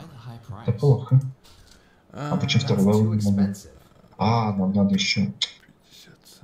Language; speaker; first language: Russian; native; Russian